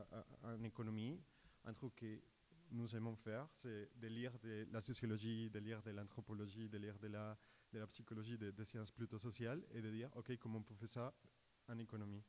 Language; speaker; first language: French; non-native, fluent; Spanish